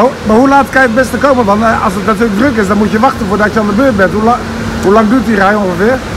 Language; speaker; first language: Dutch; native; Dutch